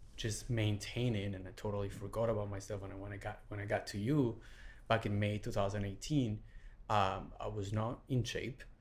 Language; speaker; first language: English; non-native, fluent; Spanish